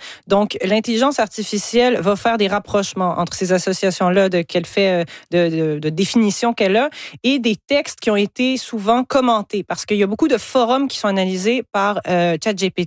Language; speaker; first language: French; native; French